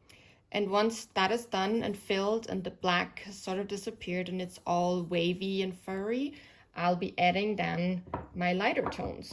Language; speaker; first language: English; non-native, fluent; German